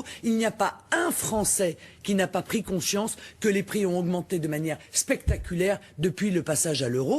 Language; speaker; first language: French; native; French